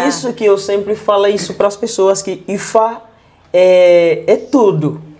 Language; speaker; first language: Portuguese; non-native, learner; Yoruba